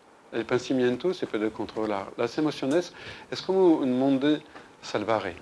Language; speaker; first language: Spanish; non-native, fluent; French